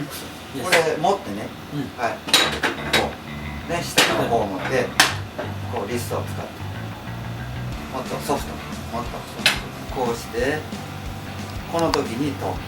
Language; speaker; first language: Japanese; native; Japanese